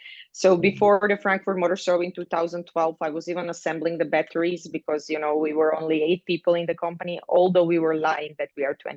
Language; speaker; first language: English; non-native, fluent; Croatian